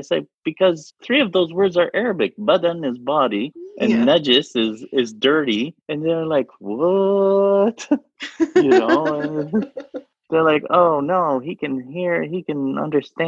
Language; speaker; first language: English; non-native, fluent; Arabic